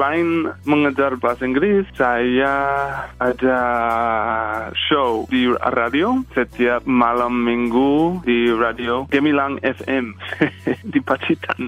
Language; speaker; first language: Indonesian; non-native, fluent; English